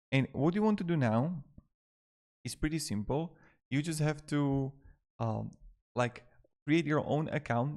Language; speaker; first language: English; non-native, fluent; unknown